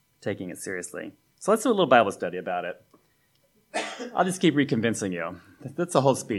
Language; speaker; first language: English; native; English